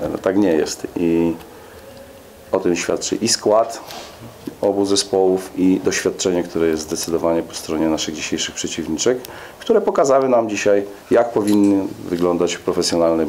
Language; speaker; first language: Polish; native; Polish